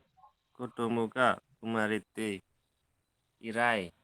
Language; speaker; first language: Japanese; non-native, learner; Indonesian